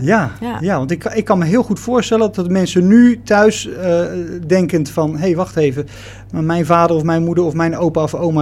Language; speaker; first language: Dutch; native; Dutch